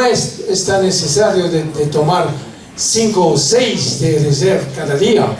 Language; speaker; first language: Spanish; non-native, learner; French